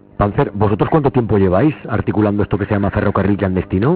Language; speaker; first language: Spanish; native; Spanish